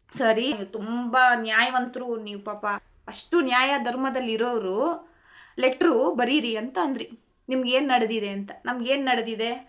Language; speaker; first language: Kannada; non-native, local second language; Telugu